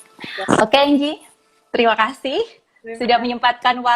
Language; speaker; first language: Indonesian; native; Indonesian